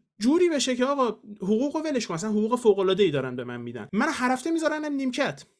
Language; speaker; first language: Persian; native; Persian